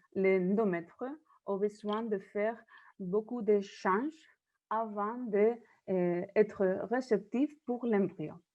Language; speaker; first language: French; non-native, learner; Spanish